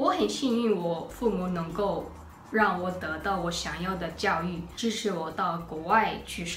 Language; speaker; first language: Chinese; non-native, fluent; Japanese